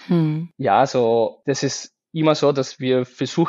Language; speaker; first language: German; non-native, learner; Spanish